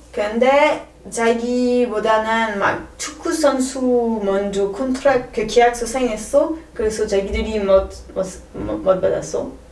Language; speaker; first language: Korean; non-native, learner; French